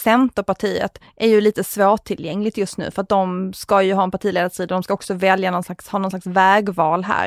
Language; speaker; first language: Swedish; native; Swedish